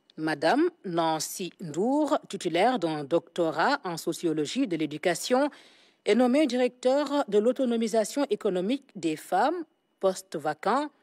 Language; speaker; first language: French; non-native, local second language; Wolof